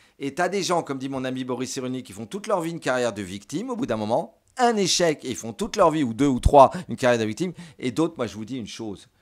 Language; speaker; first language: French; native; French